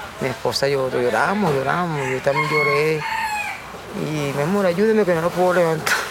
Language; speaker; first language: Spanish; native; Spanish